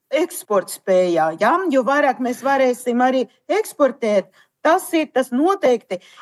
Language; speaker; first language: Latvian; non-native, local second language; Russian